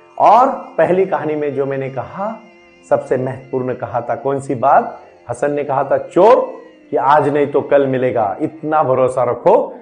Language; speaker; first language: Hindi; non-native, local second language; Marathi